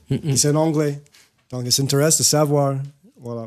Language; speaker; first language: French; non-native, fluent; English